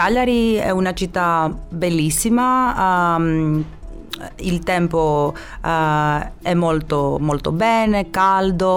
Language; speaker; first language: Italian; non-native, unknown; Greek